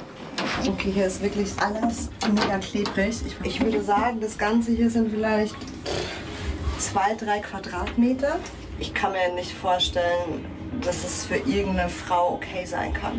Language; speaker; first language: German; native; German